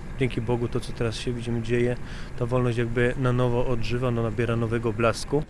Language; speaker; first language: Polish; native; Polish